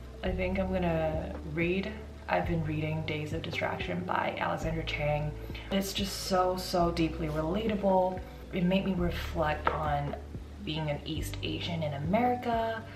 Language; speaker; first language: English; non-native, fluent; Chinese